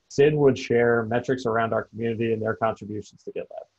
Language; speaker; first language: English; native; English